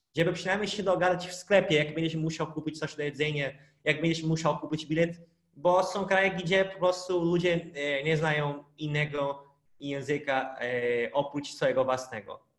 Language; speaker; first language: Polish; non-native, fluent; Portuguese